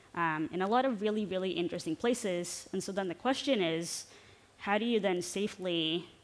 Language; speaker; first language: English; non-native, fluent; Norwegian